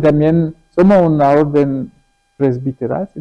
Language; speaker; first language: Spanish; early bilingual, other home language; German